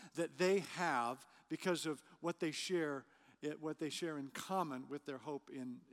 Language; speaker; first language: English; native; English